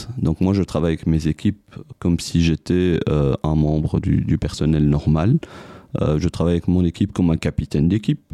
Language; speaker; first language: French; non-native, local second language; Arabic